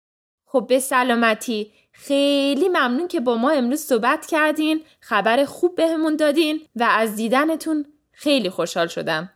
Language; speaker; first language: Persian; early bilingual, heritage; Persian